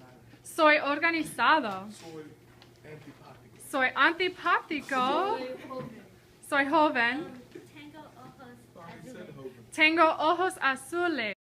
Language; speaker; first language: Spanish; non-native, fluent; English